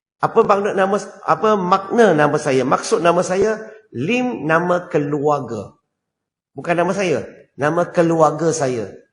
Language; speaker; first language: Malay; non-native, local second language; Chinese